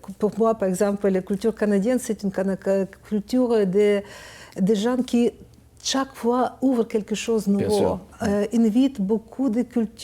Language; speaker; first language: French; non-native, learner; Ukrainian